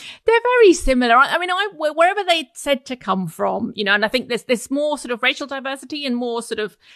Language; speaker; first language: English; native; English